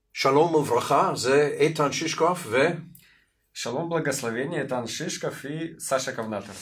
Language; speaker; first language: Hebrew; non-native, fluent; Russian